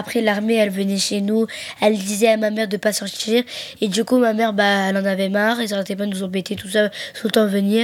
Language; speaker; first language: French; early bilingual, other home language; Arabic